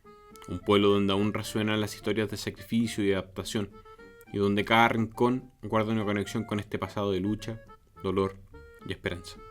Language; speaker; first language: Spanish; native; Spanish